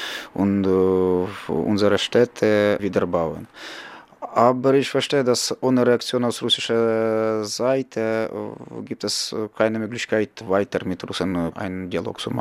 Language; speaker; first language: German; non-native, learner; Ukrainian